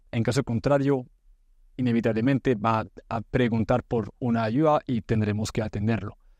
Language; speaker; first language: Spanish; non-native, fluent; French